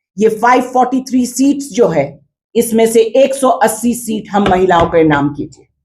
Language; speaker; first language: Hindi; non-native, local second language; Khasi